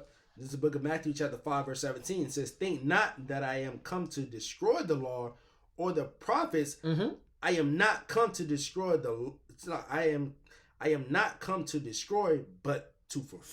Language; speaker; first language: English; native; English